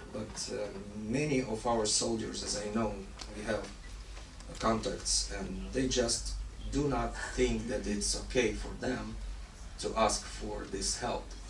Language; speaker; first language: English; non-native, fluent; Ukrainian